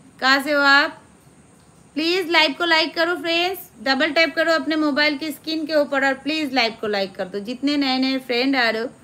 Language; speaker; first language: Hindi; non-native, local second language; Bangla